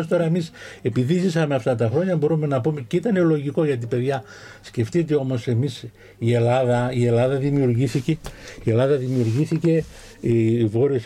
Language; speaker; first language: Greek; non-native, local second language; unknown